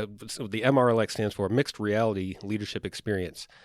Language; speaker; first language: English; native; English